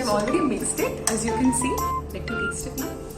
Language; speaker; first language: English; non-native, local second language; Bangla